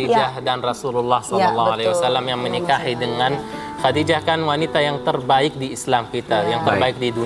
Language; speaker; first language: Indonesian; non-native, fluent; Arabic